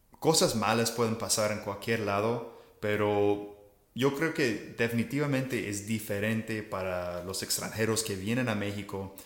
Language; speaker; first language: Spanish; non-native, fluent; English